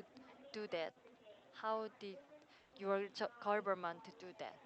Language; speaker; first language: English; non-native, learner; Korean